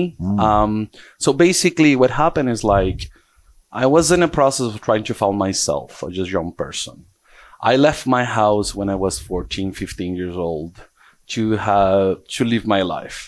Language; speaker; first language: English; early bilingual, other home language; Portuguese